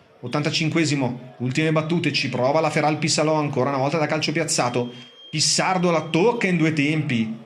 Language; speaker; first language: Italian; native; Italian